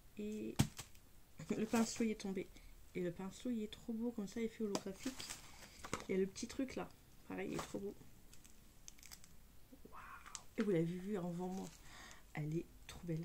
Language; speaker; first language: French; native; French